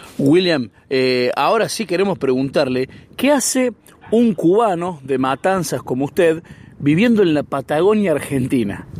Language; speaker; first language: Spanish; native; Spanish